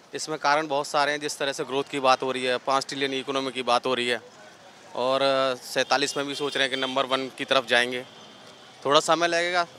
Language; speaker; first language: Hindi; native; Hindi